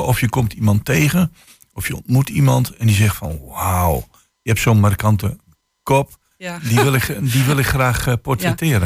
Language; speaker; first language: Dutch; native; Dutch